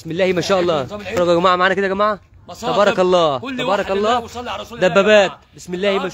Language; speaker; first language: Arabic; native; Arabic